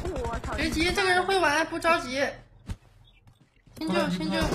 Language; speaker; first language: Chinese; native; Chinese